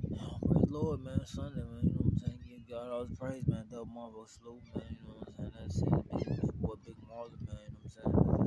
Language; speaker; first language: English; native; English